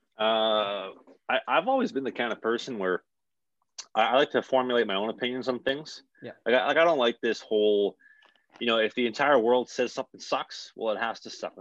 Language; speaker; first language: English; native; English